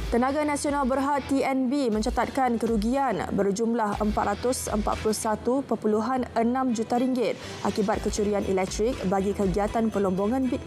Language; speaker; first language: Malay; native; Malay